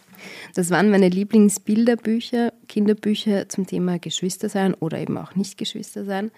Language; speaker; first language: German; native; German